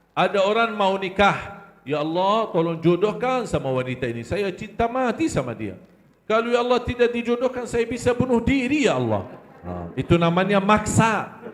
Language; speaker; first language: Malay; non-native, fluent; Arabic